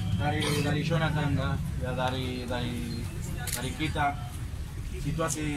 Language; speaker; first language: Indonesian; non-native, learner; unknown